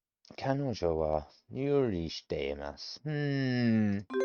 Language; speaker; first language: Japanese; non-native, learner; English